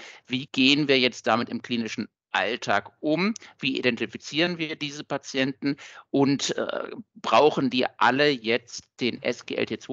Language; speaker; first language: German; native; German